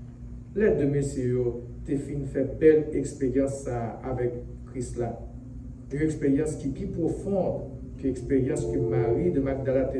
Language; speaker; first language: French; non-native, local second language; Haitian Creole